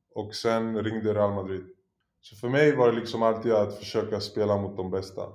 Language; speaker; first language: Swedish; early bilingual, other home language; Polish